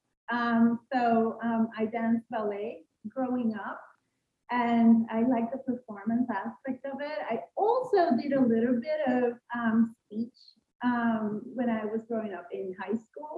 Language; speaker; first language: English; non-native, fluent; Spanish